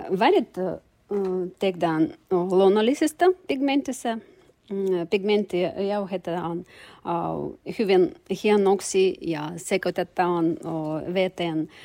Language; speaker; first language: Finnish; non-native, learner; Turkish